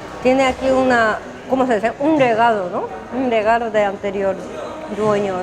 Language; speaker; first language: Spanish; non-native, fluent; Japanese